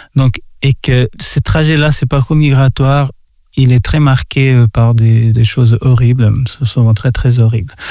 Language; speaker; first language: French; non-native, fluent; Portuguese